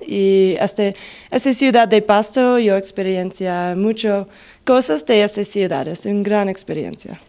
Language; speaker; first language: Spanish; non-native, learner; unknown